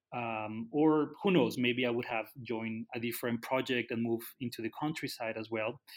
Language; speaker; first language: English; non-native, fluent; Spanish